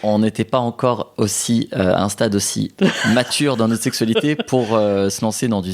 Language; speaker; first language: French; native; French